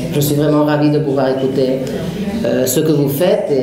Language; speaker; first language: French; non-native, fluent; Spanish